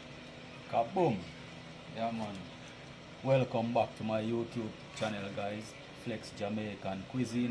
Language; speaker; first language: English; native; English